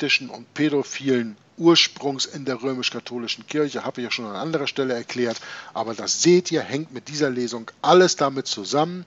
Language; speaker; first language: German; native; German